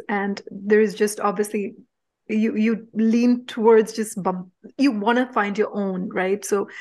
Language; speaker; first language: English; non-native, local second language; Punjabi